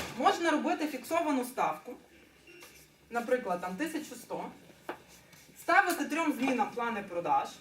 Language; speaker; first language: Ukrainian; native; Ukrainian